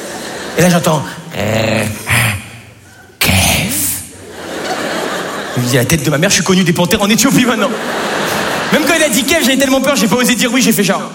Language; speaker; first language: French; native; French